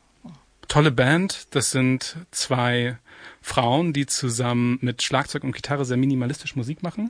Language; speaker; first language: German; native; German